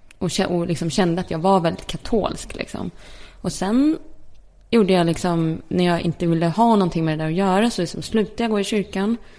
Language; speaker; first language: Swedish; early bilingual, other home language; Polish